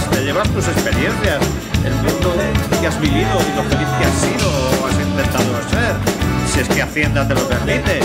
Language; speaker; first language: Spanish; native; Spanish